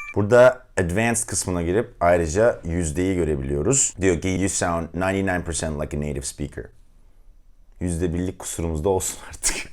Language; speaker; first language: Turkish; native; Turkish